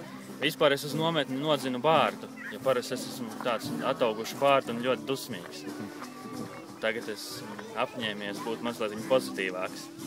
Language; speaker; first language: Latvian; native; Latvian